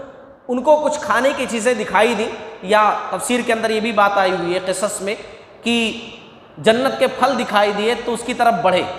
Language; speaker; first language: Urdu; native; Urdu